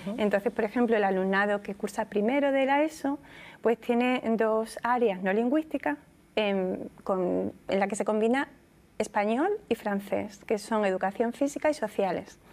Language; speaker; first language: Spanish; native; Spanish